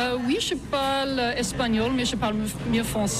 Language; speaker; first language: French; non-native, fluent; English